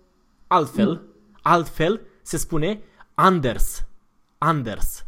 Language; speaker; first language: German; non-native, fluent; Romanian